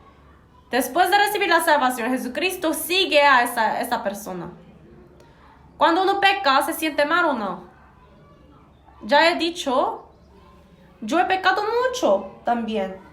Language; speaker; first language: Spanish; non-native, fluent; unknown